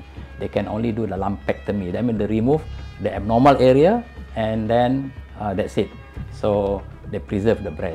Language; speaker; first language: English; non-native, local second language; Malay